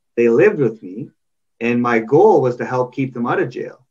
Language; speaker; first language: English; native; English